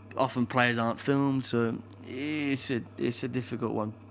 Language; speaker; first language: English; native; English